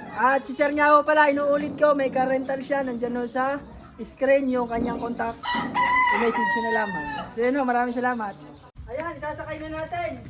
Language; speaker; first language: Filipino; native; Filipino